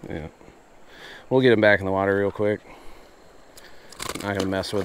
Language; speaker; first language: English; native; English